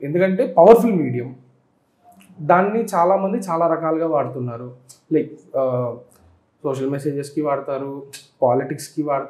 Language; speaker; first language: Telugu; native; Telugu